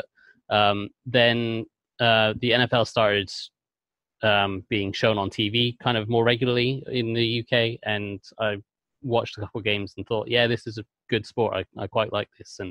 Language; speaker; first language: English; native; English